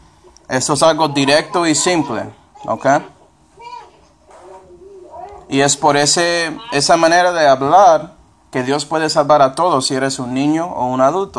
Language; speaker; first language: Spanish; non-native, fluent; English